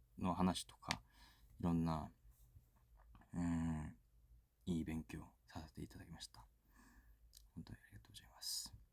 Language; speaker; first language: Japanese; non-native, fluent; Korean